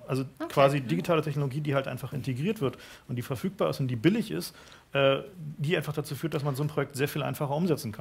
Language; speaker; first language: German; native; German